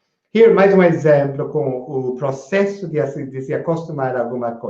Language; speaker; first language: Portuguese; non-native, fluent; English